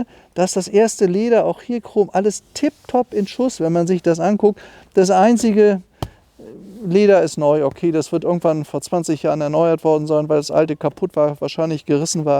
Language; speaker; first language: German; native; German